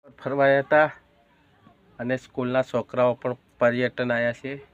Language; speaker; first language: Gujarati; non-native, local second language; Bhili